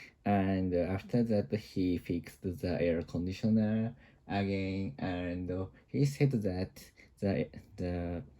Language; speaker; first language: English; non-native, learner; Japanese